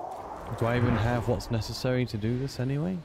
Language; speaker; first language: English; native; English